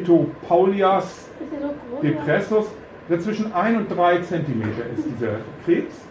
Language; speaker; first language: German; native; German